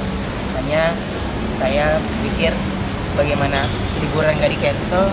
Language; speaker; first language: Indonesian; native; Indonesian